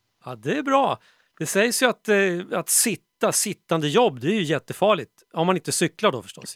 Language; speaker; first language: Swedish; native; Swedish